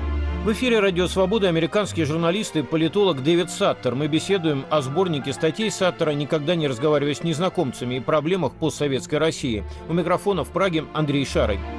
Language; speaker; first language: Russian; native; Russian